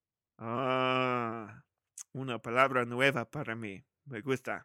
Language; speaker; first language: Spanish; non-native, learner; English